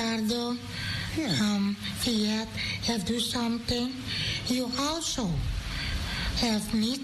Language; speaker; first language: English; non-native, learner; Dutch